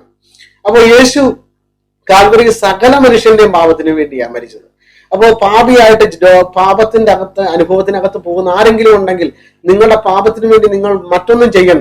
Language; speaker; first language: Malayalam; native; Malayalam